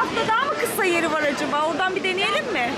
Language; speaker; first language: Turkish; native; Turkish